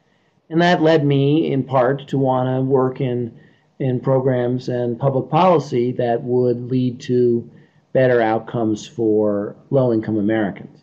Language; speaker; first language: English; native; English